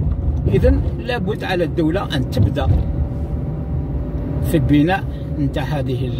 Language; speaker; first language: Arabic; native; Arabic